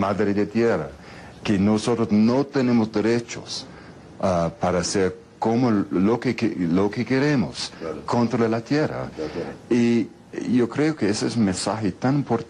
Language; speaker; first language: Spanish; non-native, fluent; English